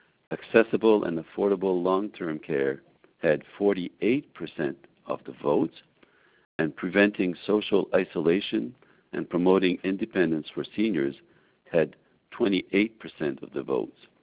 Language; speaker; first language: English; native; English